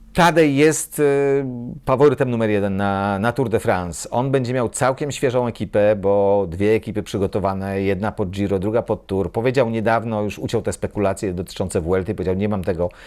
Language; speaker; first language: Polish; native; Polish